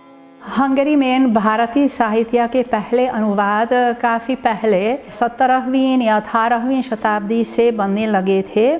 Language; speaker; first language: Hindi; non-native, fluent; Hungarian